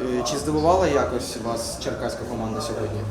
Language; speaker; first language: Ukrainian; native; Ukrainian